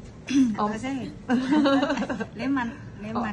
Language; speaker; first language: Cantonese; non-native, learner; Indonesian